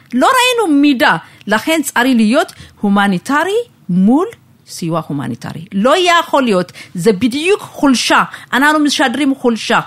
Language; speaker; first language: Hebrew; non-native, fluent; Amharic